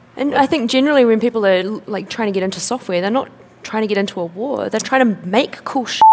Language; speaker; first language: English; native; English